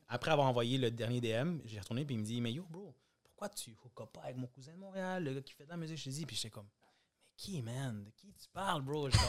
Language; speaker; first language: French; early bilingual, other home language; Spanish